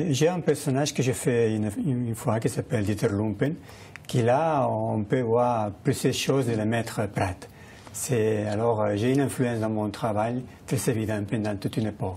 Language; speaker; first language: French; non-native, learner; Spanish